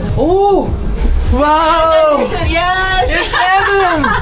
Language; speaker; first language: English; non-native, learner; Korean